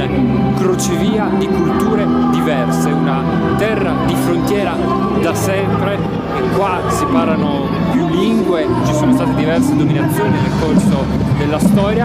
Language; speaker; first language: Italian; native; Italian